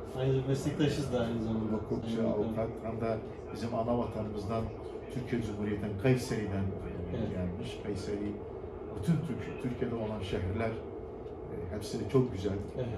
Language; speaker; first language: Turkish; early bilingual, heritage; Turkish